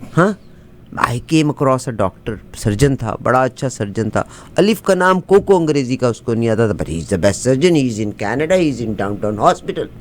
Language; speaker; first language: Urdu; native; Urdu